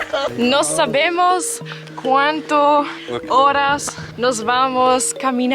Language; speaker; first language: Spanish; non-native, learner; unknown